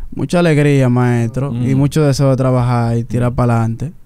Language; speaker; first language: Spanish; early bilingual, heritage; Spanish